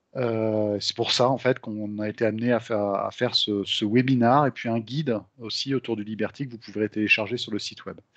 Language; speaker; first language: French; native; French